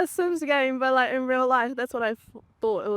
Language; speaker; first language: English; native; English